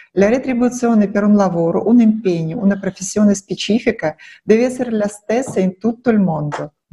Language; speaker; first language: Italian; non-native, fluent; Russian